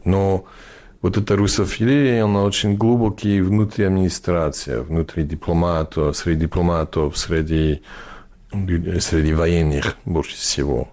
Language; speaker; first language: Russian; non-native, fluent; English